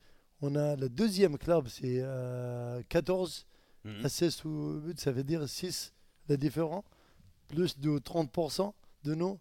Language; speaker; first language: French; non-native, learner; Arabic